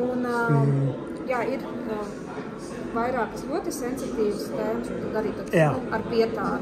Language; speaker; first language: Latvian; native; Latvian